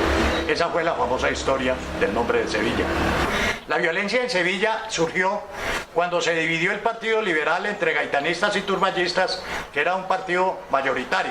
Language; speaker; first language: Spanish; native; Spanish